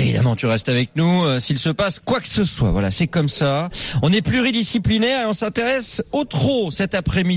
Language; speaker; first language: French; native; French